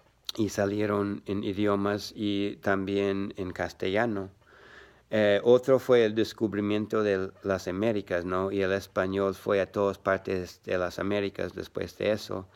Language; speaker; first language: Spanish; non-native, learner; English